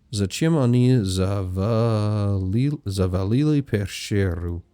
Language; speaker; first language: Russian; non-native, learner; English